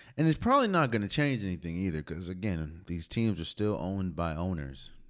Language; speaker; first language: English; native; English